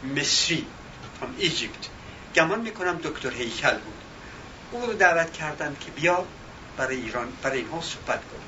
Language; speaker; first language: Persian; native; Persian